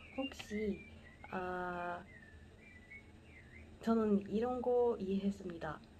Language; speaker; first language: Korean; non-native, learner; Portuguese